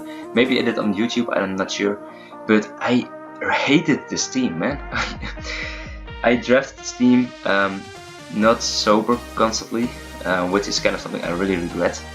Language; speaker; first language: English; non-native, fluent; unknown